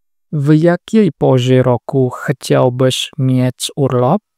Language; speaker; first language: Polish; non-native, learner; Indonesian